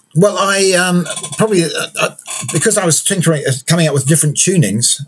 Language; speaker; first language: English; native; English